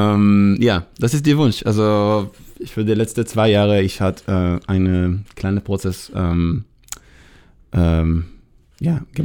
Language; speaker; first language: German; non-native, learner; Hebrew